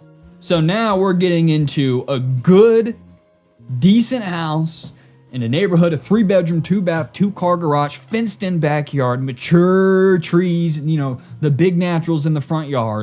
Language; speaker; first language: English; native; English